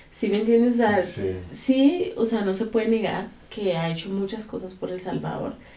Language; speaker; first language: Spanish; native; Spanish